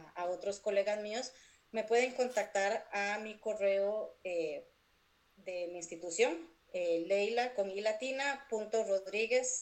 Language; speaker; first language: Spanish; native; Spanish